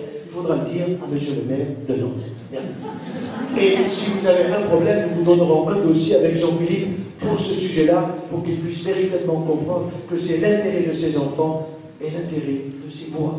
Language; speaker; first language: French; native; French